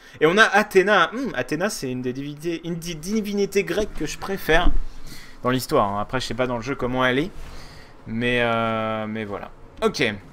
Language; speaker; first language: French; native; French